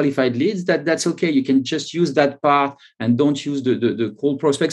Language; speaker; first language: English; non-native, fluent; French